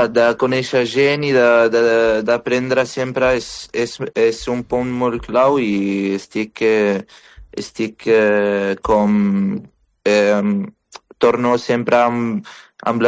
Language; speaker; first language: Catalan; non-native, fluent; Arabic